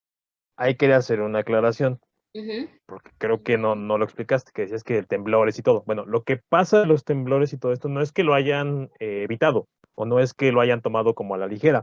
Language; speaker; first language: Spanish; native; Spanish